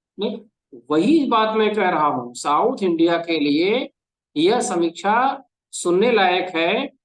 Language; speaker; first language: Hindi; native; Hindi